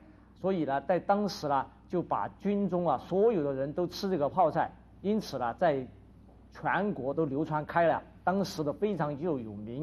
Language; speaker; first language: Chinese; native; Chinese